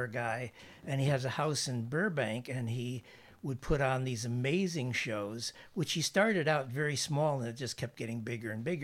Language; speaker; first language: English; native; English